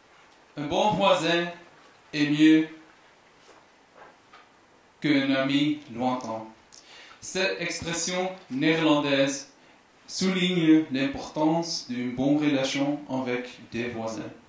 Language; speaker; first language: French; non-native, fluent; Dutch